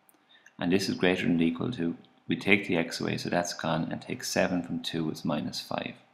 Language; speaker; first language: English; native; English